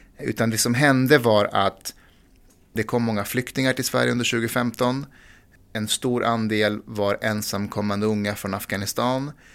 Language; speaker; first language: Swedish; early bilingual, other home language; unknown